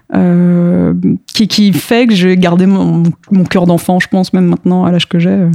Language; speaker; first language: French; early bilingual, other home language; Spanish